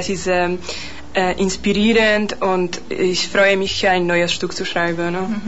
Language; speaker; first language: German; non-native, fluent; Polish